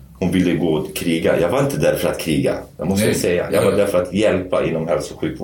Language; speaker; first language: Swedish; non-native, fluent; Kurdish